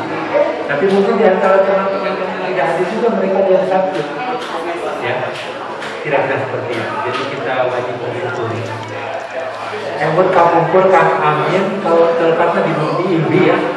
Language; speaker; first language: Indonesian; non-native, local second language; Sundanese